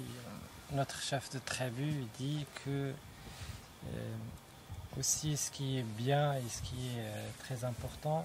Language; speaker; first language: French; non-native, local second language; Arabic